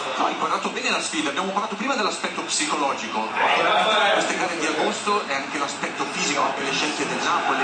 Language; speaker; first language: Italian; native; Italian